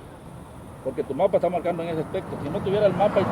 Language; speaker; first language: Spanish; native; Spanish